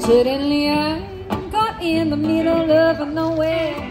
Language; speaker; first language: English; native; English